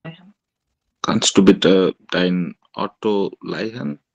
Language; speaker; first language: German; non-native, learner; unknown